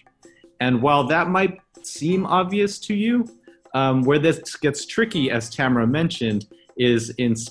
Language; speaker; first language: English; early bilingual, other home language; Chinese